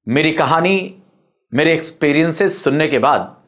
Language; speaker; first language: Hindi; native; Hindi